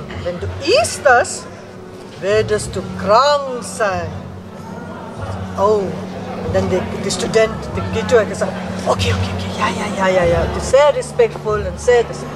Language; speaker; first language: German; non-native, learner; Tibetan